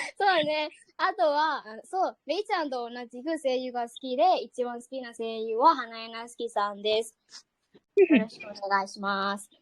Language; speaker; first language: Japanese; non-native, learner; Burmese